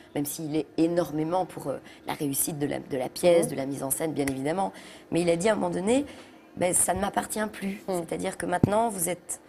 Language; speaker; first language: French; native; French